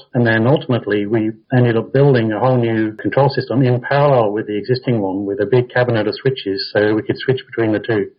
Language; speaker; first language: English; native; English